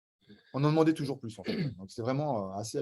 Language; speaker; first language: French; native; French